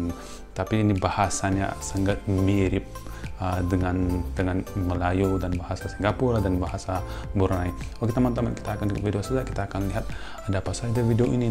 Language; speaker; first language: Indonesian; non-native, fluent; Urdu